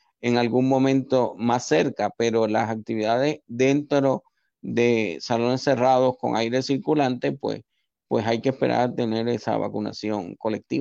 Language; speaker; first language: Spanish; native; Spanish